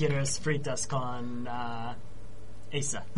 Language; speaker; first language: Spanish; non-native, learner; English